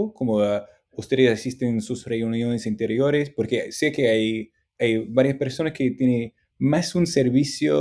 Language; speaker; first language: Spanish; non-native, fluent; English